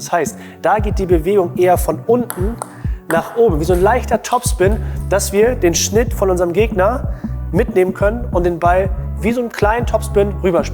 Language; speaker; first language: German; native; German